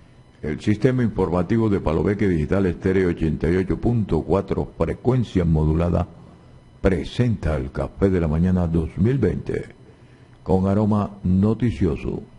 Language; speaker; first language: Spanish; native; Spanish